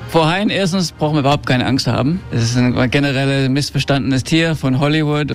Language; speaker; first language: German; early bilingual, heritage; German